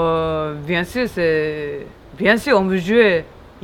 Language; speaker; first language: French; non-native, learner; Japanese